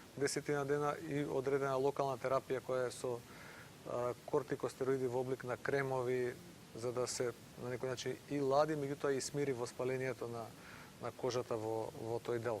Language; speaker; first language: Macedonian; native; Macedonian